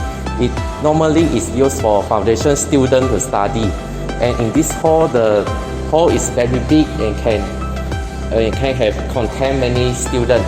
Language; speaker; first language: English; non-native, local second language; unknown